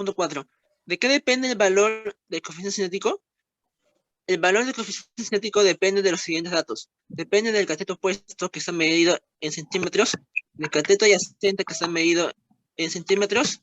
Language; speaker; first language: Spanish; native; Spanish